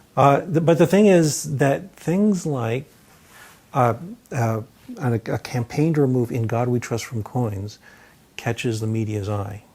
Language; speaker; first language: English; native; English